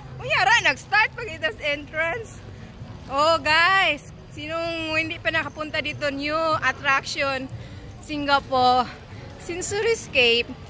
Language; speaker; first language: Filipino; non-native, local second language; Cebuano